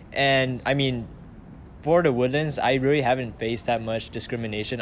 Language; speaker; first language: English; early bilingual, other home language; Vietnamese